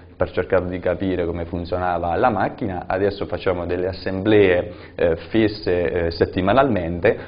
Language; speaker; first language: Italian; native; Italian